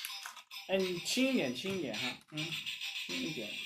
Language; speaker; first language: Chinese; native; Chinese